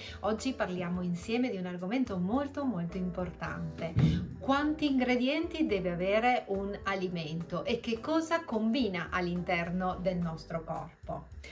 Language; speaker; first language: Italian; early bilingual, other home language; Spanish